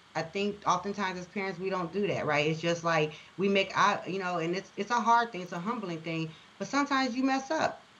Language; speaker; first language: English; native; English